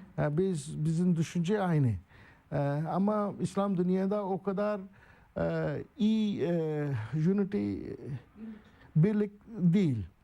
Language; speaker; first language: Turkish; non-native, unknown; Urdu